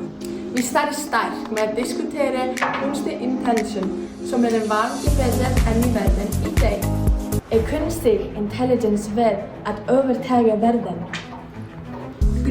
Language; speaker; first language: Danish; non-native, learner; Icelandic